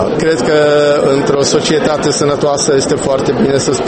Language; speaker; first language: Romanian; non-native, fluent; Czech